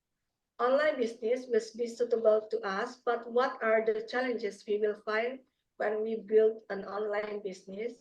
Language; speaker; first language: English; non-native, learner; Indonesian